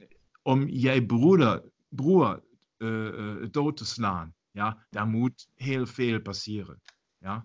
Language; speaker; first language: Dutch; non-native, learner; German